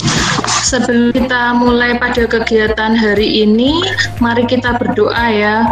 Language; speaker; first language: Indonesian; native; Indonesian